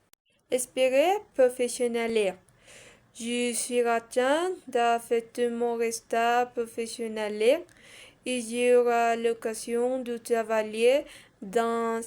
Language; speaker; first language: French; non-native, learner; Spanish